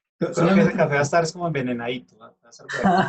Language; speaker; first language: Spanish; native; Spanish